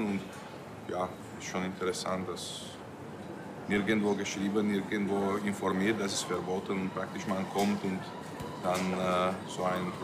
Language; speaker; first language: German; non-native, fluent; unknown